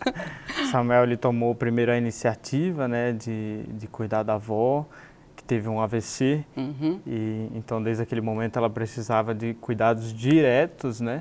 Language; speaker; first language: Portuguese; native; Portuguese